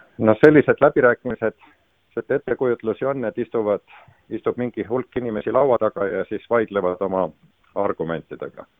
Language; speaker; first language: Estonian; native; Estonian